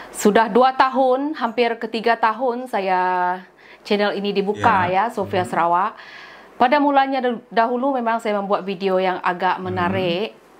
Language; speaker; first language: Malay; non-native, local second language; Iban